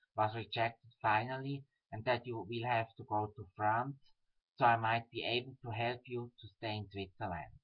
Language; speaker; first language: English; non-native, fluent; Swiss German